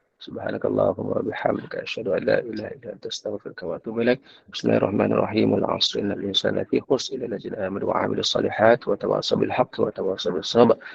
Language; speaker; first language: Malay; native; Malay